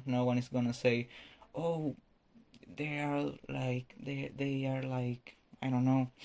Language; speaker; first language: English; non-native, fluent; Spanish